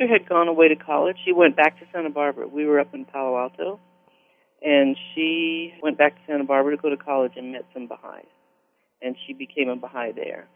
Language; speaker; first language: English; native; English